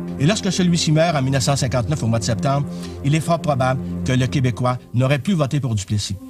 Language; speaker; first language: French; native; French